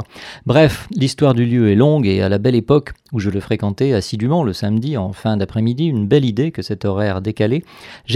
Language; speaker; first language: French; native; French